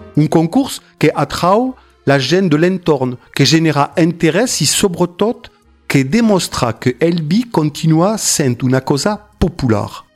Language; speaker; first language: Catalan; non-native, fluent; French